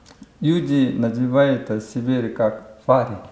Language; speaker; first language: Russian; non-native, learner; Korean